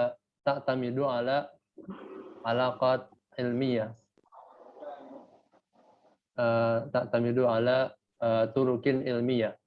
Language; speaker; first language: Arabic; non-native, learner; Indonesian